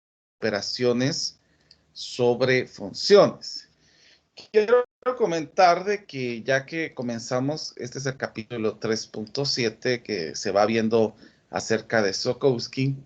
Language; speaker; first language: Spanish; native; Spanish